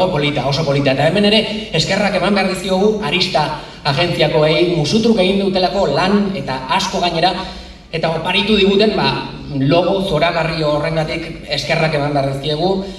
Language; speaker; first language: Basque; native; Basque